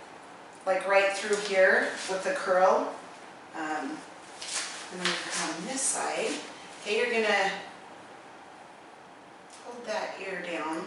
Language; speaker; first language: English; native; English